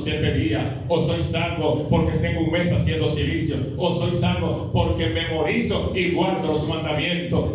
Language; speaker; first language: Spanish; native; Spanish